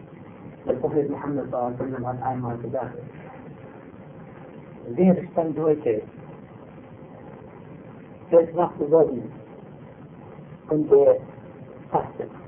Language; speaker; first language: German; non-native, fluent; Arabic